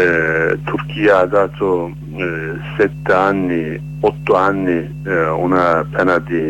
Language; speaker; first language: Italian; non-native, learner; Kurdish